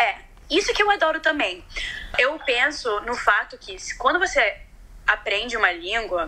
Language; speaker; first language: Portuguese; early bilingual, heritage; Portuguese